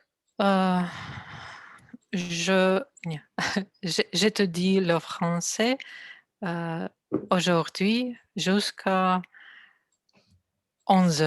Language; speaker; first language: French; non-native, learner; Russian